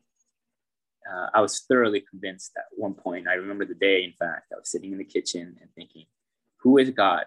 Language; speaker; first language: English; native; English